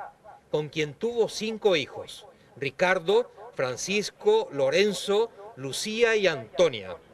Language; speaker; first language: Spanish; native; Spanish